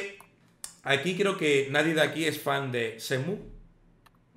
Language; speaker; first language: Spanish; native; Spanish